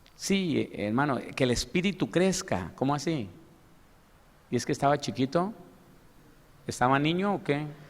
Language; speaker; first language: Spanish; native; Spanish